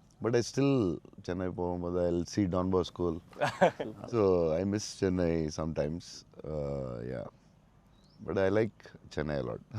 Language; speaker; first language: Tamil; non-native, local second language; Telugu